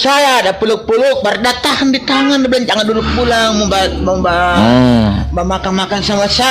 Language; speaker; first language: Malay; non-native, local second language; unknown